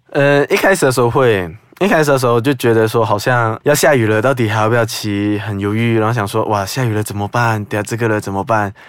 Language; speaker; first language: Chinese; non-native, fluent; Kazakh